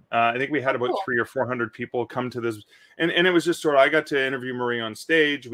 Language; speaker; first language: English; native; English